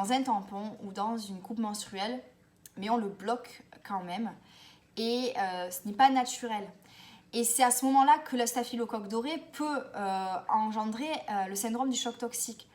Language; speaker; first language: French; native; French